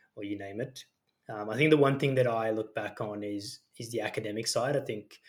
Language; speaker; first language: English; early bilingual, other home language; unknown